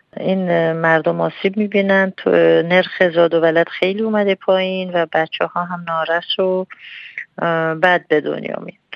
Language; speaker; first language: Persian; non-native, local second language; Armenian